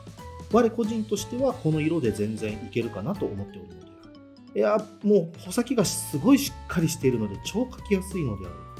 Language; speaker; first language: Japanese; native; Japanese